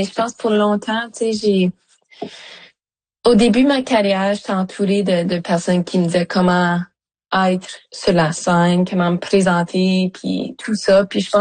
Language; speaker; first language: French; native; French